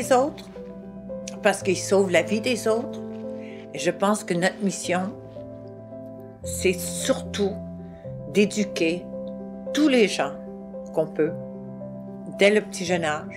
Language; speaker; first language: French; native; French